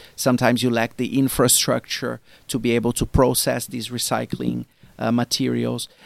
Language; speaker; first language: English; non-native, fluent; Portuguese